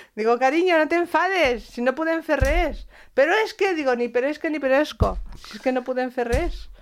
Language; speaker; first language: Catalan; non-native, local second language; Spanish